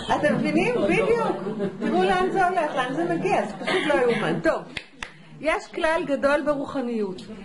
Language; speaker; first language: Hebrew; native; Hebrew